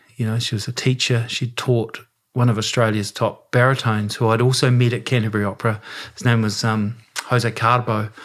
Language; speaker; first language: English; native; English